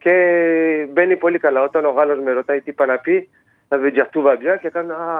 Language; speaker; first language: Greek; early bilingual, heritage; Greek